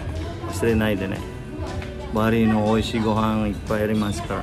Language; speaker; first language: Japanese; non-native, learner; Indonesian